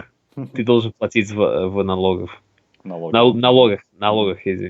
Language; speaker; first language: Russian; non-native, learner; English